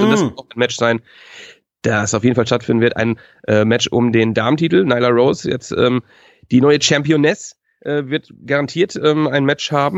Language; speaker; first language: German; native; German